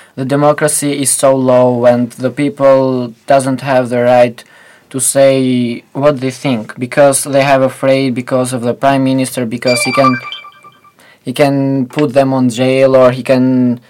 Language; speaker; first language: English; non-native, fluent; Albanian